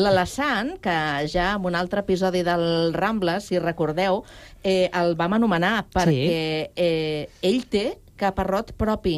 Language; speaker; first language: Catalan; native; Catalan